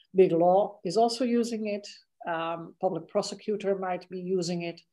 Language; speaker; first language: English; non-native, fluent; Dutch